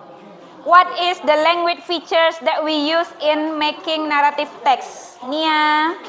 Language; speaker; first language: English; non-native, fluent; Indonesian